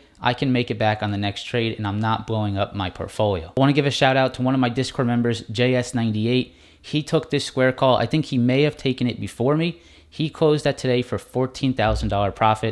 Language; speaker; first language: English; native; English